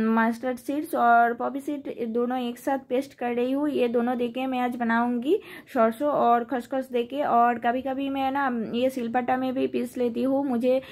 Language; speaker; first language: Hindi; non-native, local second language; Bangla